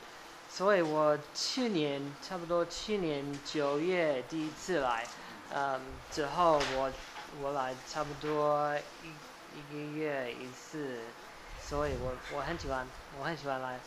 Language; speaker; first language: Chinese; non-native, fluent; English